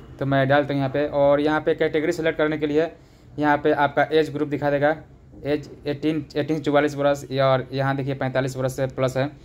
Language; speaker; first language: Hindi; native; Hindi